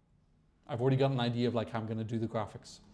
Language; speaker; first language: English; native; English